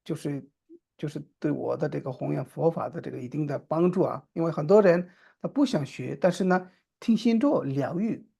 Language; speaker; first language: Chinese; non-native, local second language; Tibetan